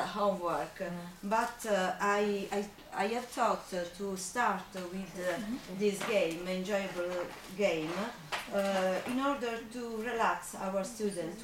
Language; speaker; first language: English; non-native, fluent; Italian